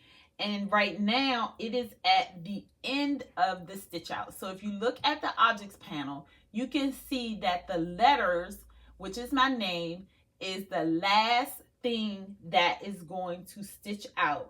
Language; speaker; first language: English; native; English